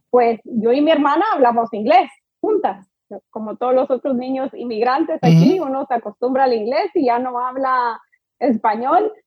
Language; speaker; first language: Spanish; early bilingual, heritage; Spanish